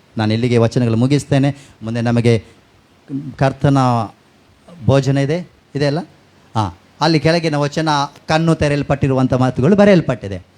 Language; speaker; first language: Kannada; non-native, local second language; Tulu